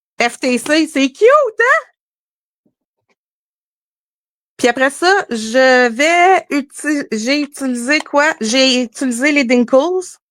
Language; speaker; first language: French; native; French